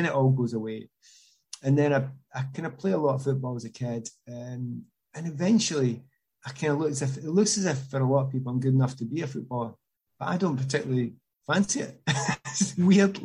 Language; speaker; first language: English; native; English